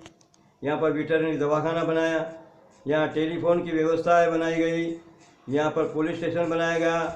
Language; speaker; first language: Hindi; non-native, local second language; Lambadi